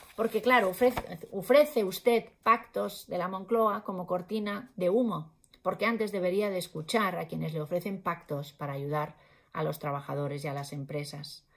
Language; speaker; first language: Spanish; non-native, local second language; Catalan